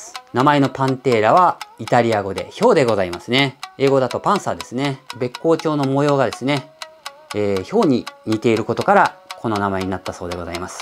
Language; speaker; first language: Japanese; native; Japanese